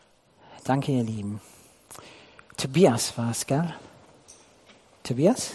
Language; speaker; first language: German; non-native, fluent; English